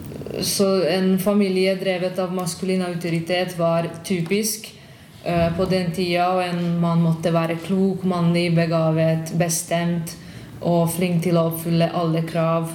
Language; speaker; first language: Norwegian; non-native, fluent; Hungarian